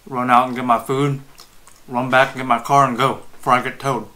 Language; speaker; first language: English; native; English